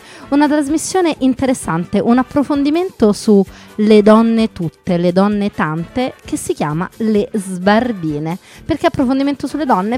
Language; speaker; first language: Italian; native; Italian